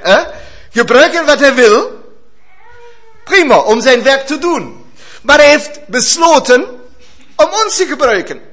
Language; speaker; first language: Dutch; non-native, learner; German